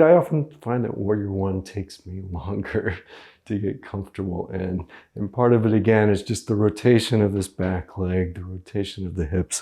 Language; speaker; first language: English; native; English